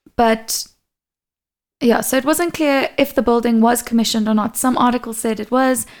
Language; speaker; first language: English; non-native, local second language; Portuguese